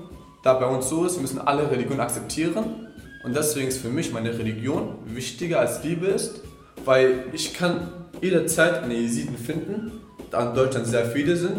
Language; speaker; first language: German; non-native, fluent; Kurdish